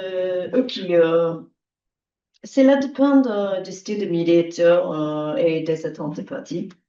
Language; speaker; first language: French; non-native, learner; English